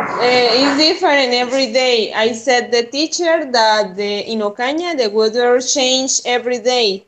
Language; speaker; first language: English; non-native, learner; Spanish